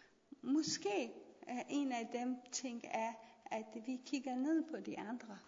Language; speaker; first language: Danish; non-native, learner; Persian